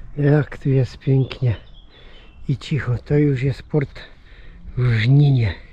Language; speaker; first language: Polish; native; Polish